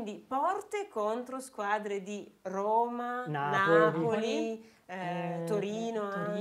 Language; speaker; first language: Italian; native; Italian